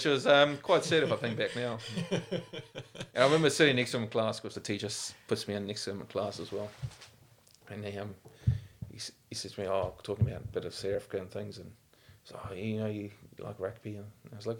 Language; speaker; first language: English; non-native, local second language; Afrikaans